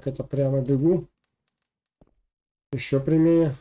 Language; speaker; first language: Russian; native; Russian